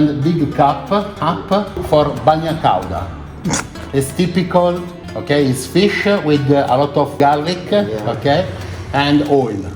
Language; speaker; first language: English; non-native, learner; Italian